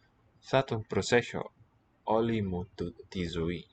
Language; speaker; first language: Greek; non-native, learner; English